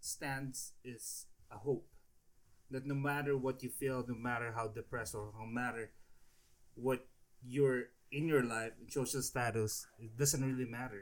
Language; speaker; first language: English; non-native, local second language; Filipino